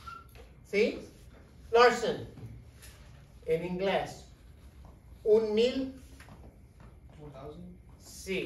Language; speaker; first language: Spanish; non-native, fluent; English